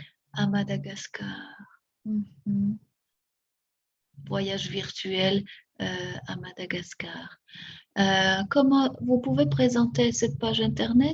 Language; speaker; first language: French; non-native, fluent; Spanish